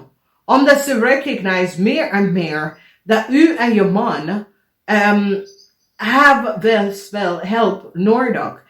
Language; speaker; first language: Dutch; non-native, learner; English